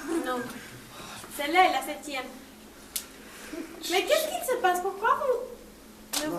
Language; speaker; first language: French; non-native, learner; Spanish